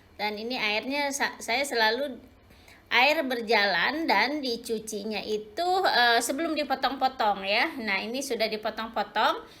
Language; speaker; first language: Indonesian; native; Indonesian